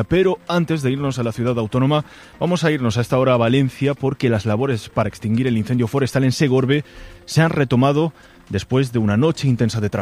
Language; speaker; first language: Spanish; native; Spanish